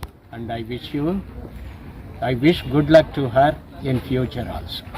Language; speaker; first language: English; non-native, local second language; Telugu